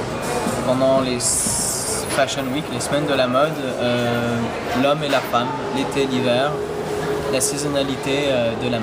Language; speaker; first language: French; native; French